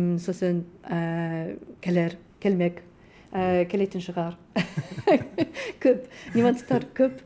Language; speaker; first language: Kazakh; non-native, learner; English